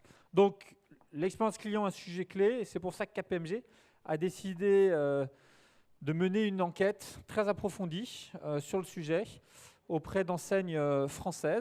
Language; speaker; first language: French; native; French